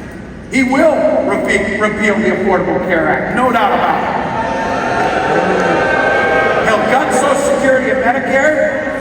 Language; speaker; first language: English; native; English